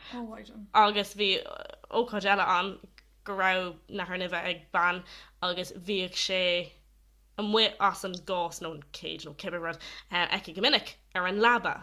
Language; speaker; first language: Irish; non-native, local second language; English